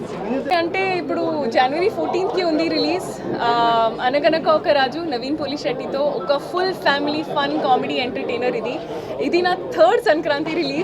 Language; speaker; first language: Telugu; non-native, learner; Hindi